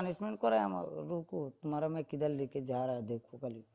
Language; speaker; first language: Hindi; non-native, learner; Bangla